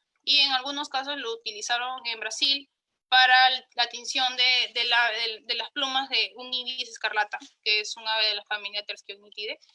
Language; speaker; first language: Spanish; native; Spanish